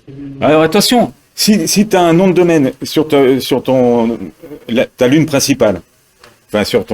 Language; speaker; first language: French; native; French